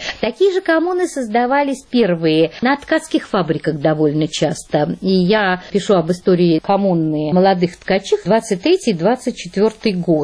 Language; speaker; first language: Russian; native; Russian